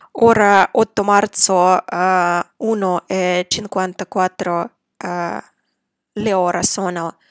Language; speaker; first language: Italian; non-native, fluent; Russian